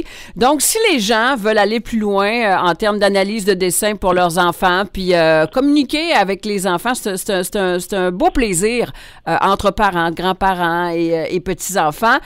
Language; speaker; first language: French; native; French